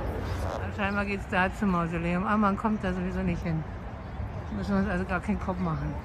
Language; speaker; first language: German; native; German